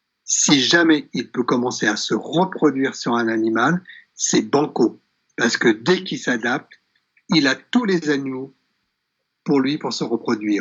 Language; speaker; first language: French; native; French